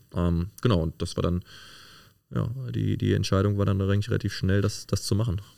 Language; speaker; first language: German; native; German